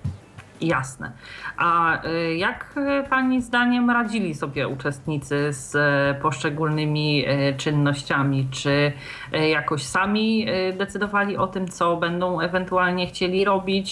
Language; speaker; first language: Polish; native; Polish